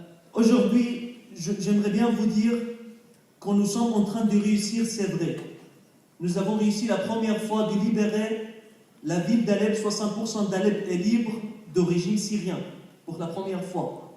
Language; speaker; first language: French; non-native, fluent; Arabic